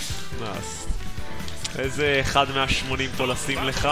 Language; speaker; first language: Hebrew; native; Hebrew